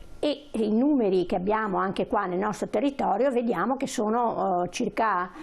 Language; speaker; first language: Italian; native; Italian